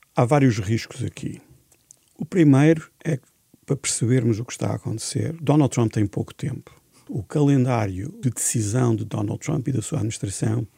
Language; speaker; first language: Portuguese; native; Portuguese